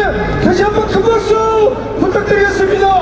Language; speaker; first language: Korean; native; Korean